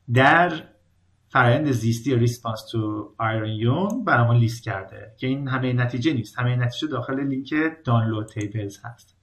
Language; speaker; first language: Persian; native; Persian